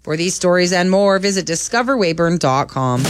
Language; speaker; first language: English; native; English